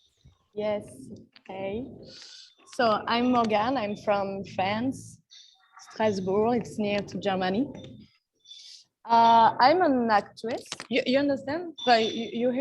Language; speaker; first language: English; non-native, learner; French